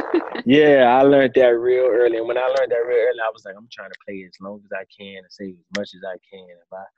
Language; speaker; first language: English; native; English